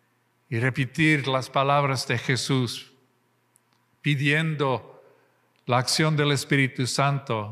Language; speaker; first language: Spanish; non-native, fluent; English